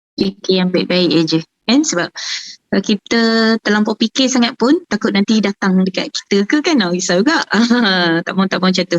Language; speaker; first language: Malay; native; Malay